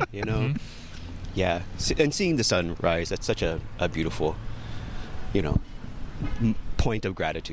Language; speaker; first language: English; native; English